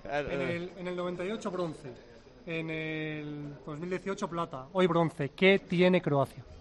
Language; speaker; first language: Spanish; native; Spanish